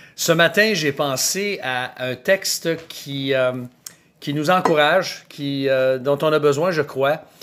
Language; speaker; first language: French; native; French